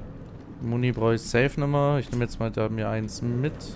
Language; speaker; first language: German; native; German